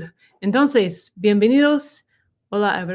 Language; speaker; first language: Spanish; non-native, learner; English